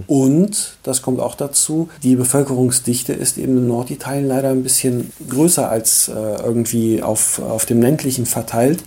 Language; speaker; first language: German; early bilingual, other home language; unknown